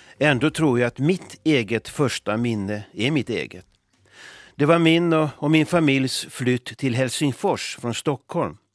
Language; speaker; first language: Swedish; native; Swedish